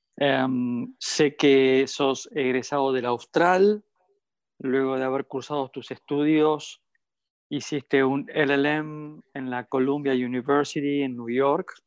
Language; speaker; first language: Spanish; native; Spanish